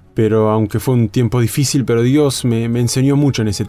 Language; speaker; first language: Spanish; native; Spanish